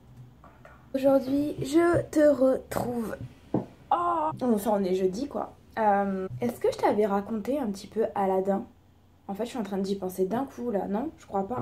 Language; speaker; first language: French; native; French